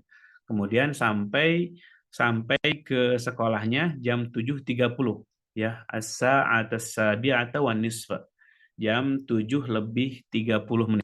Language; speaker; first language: Indonesian; native; Indonesian